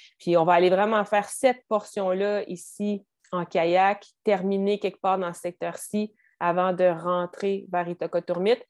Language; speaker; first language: French; native; French